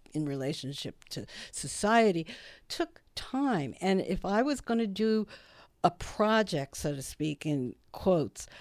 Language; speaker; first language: English; native; English